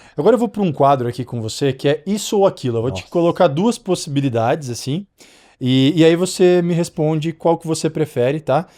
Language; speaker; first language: Portuguese; native; Portuguese